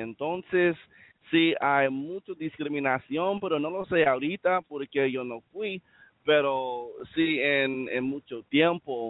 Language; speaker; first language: Spanish; non-native, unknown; English